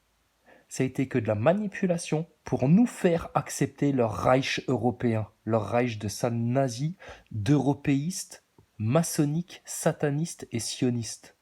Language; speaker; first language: French; native; French